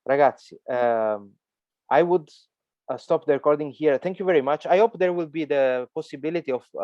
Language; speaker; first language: English; non-native, fluent; Italian